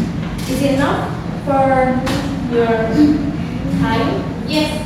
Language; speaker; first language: English; non-native, learner; Indonesian